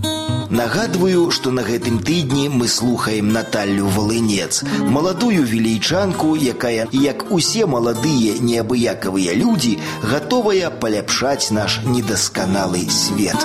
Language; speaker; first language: Belarusian; native; Belarusian